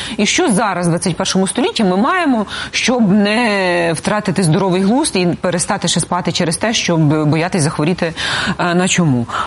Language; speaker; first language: Ukrainian; native; Ukrainian